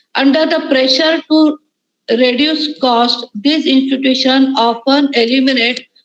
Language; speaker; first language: English; non-native, local second language; Marathi